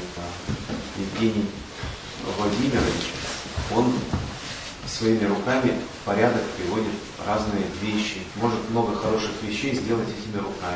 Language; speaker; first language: Russian; native; Russian